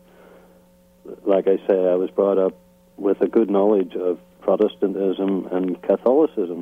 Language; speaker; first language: English; native; English